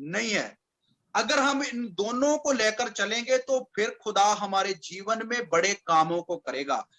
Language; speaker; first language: Hindi; non-native, local second language; Punjabi